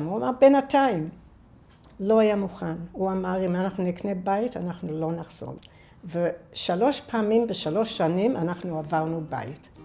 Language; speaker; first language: Hebrew; non-native, fluent; English